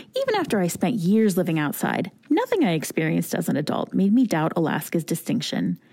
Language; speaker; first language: English; native; English